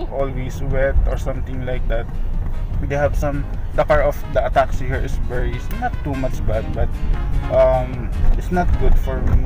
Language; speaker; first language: English; non-native, learner; Filipino